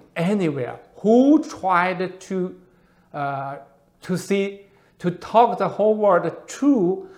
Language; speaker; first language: English; non-native, learner; Chinese